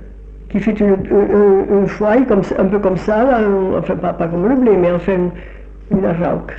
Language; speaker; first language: French; native; French